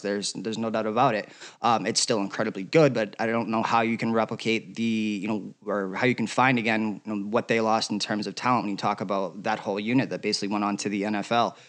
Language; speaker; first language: English; native; English